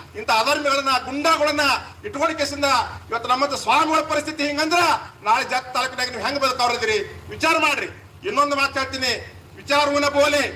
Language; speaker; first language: Kannada; native; Kannada